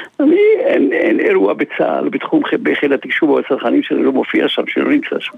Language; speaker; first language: Hebrew; non-native, fluent; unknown